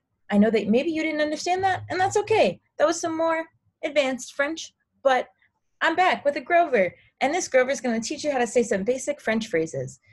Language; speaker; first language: English; native; English